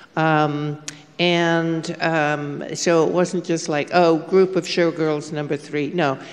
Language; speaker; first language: English; native; English